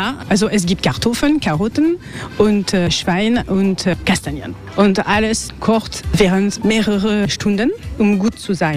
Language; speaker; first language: German; non-native, learner; French